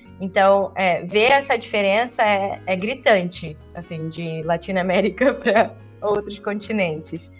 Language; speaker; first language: Portuguese; native; Portuguese